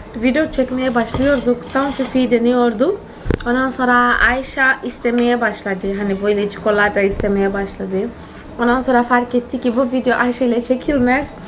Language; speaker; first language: Turkish; non-native, fluent; Portuguese